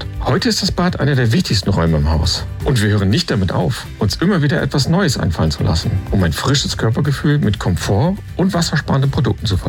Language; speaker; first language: German; native; German